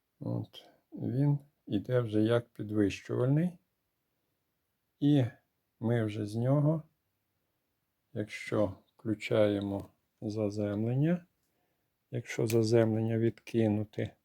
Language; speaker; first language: Ukrainian; native; Ukrainian